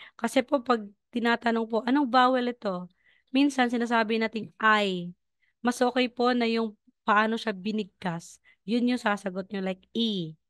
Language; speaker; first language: Filipino; non-native, local second language; Cebuano